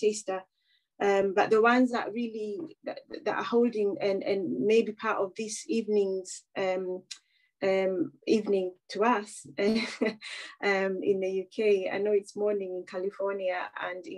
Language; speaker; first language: English; non-native, local second language; Kikuyu